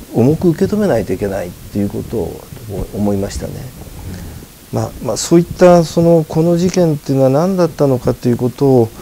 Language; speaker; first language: Japanese; native; Japanese